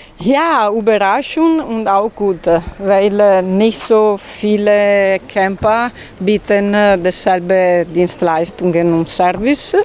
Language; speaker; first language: German; non-native, learner; Italian